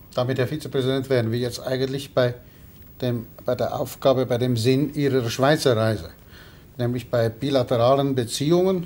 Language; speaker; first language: German; native; German